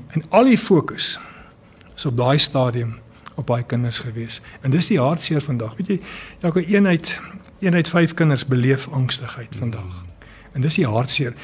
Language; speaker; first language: Afrikaans; early bilingual, other home language; English